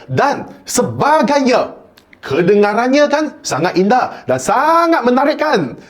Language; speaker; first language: Malay; non-native, local second language; Chinese